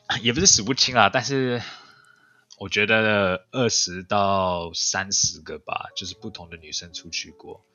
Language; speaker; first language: Chinese; early bilingual, heritage; Chinese